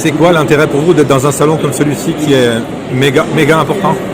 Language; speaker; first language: French; native; French